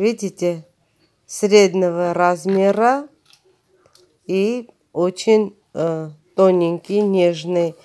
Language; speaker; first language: Russian; non-native, fluent; Armenian